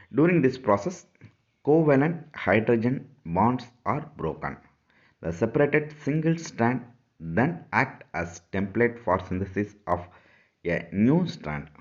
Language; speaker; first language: English; non-native, local second language; Tamil